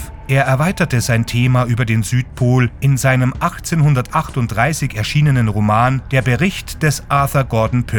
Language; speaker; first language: German; native; German